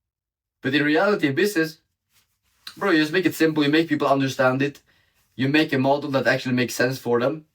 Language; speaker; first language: English; non-native, fluent; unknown